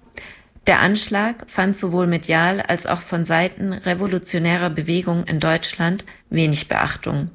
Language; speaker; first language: German; native; German